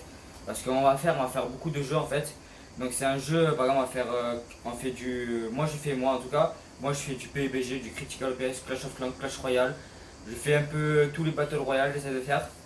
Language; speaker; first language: French; native; French